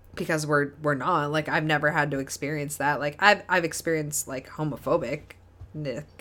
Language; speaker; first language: English; native; English